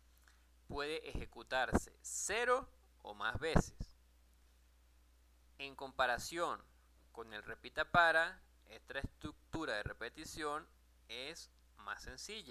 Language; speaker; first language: Spanish; native; Spanish